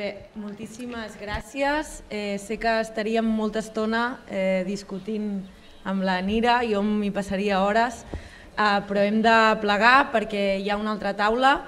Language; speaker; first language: Catalan; native; Catalan